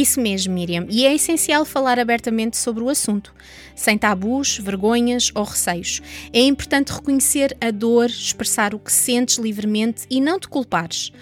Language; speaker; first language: Portuguese; native; Portuguese